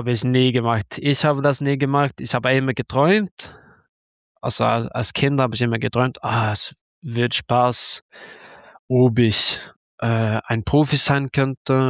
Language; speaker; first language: German; non-native, learner; Norwegian